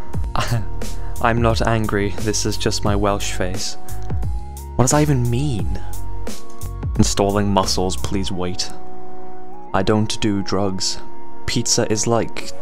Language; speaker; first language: English; native; English